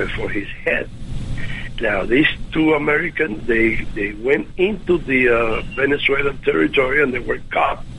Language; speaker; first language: English; non-native, fluent; Spanish